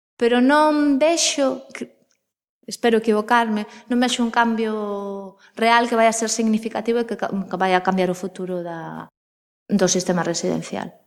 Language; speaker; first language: Galician; non-native, local second language; Spanish